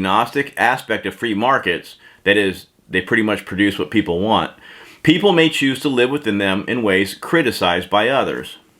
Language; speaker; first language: English; native; English